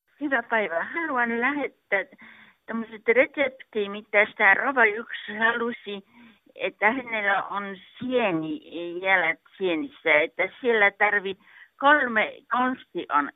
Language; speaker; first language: Finnish; non-native, learner; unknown